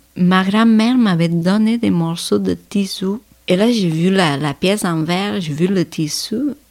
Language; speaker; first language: French; non-native, fluent; Spanish